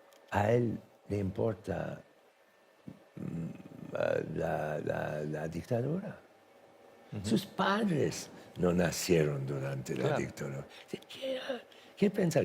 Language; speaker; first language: Spanish; non-native, fluent; English